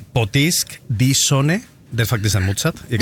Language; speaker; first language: Norwegian; non-native, fluent; Spanish